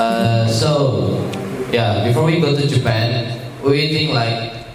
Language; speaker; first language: English; non-native, learner; Indonesian